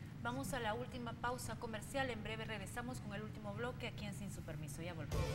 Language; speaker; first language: Spanish; native; Spanish